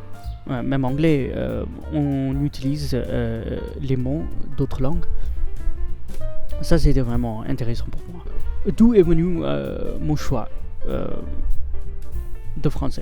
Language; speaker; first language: French; non-native, fluent; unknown